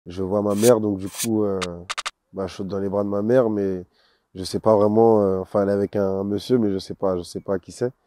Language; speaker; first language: French; early bilingual, other home language; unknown